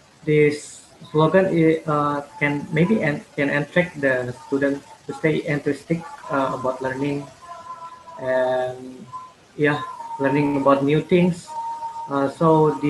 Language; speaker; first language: English; non-native, learner; Malay